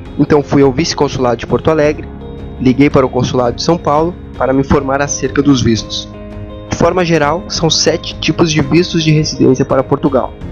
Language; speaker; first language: Portuguese; native; Portuguese